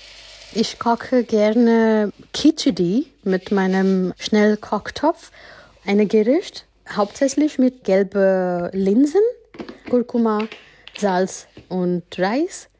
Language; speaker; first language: German; non-native, learner; Gujarati